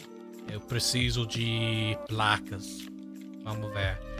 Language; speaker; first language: Portuguese; non-native, fluent; English